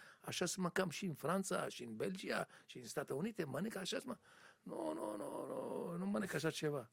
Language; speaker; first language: Romanian; non-native, learner; Hebrew